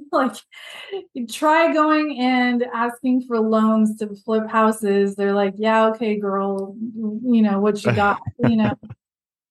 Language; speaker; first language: English; native; English